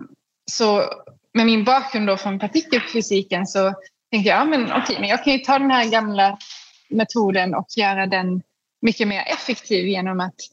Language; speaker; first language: Swedish; native; Swedish